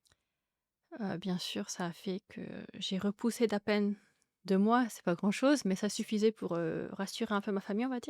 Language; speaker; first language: French; native; French